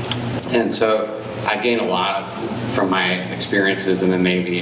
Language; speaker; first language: English; native; English